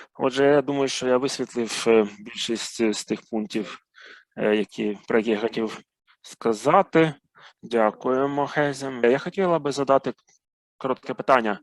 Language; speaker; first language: Ukrainian; non-native, fluent; Arabic